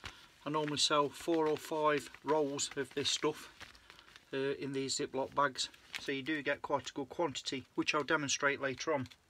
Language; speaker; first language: English; native; English